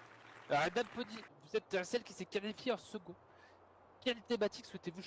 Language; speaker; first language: French; native; French